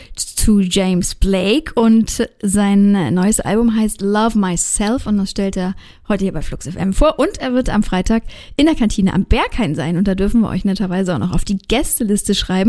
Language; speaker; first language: German; native; German